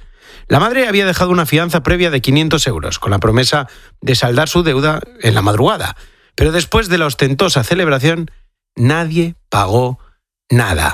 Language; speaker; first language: Spanish; native; Spanish